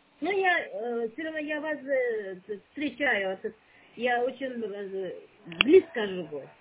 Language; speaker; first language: Russian; non-native, learner; Uzbek